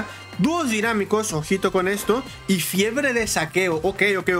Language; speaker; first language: Spanish; native; Spanish